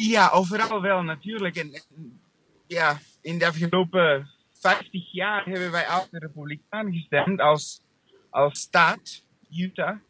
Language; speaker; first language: Dutch; non-native, fluent; English